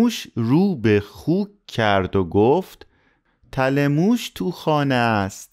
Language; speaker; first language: Persian; native; Persian